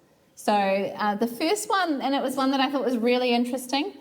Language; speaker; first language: English; native; English